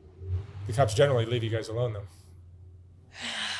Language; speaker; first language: English; native; English